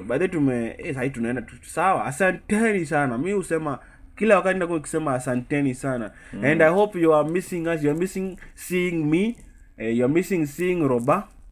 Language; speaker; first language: English; non-native, local second language; Swahili